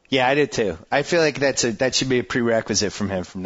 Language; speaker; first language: English; native; English